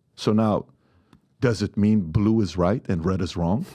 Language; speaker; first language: English; non-native, fluent; Persian